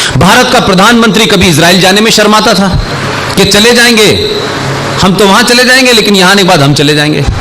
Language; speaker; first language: Hindi; native; Hindi